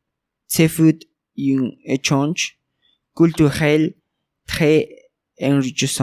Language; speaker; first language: French; non-native, learner; Spanish